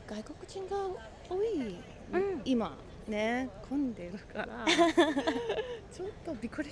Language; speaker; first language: Japanese; non-native, learner; English